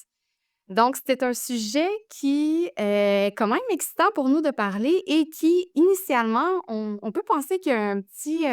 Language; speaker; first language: French; native; French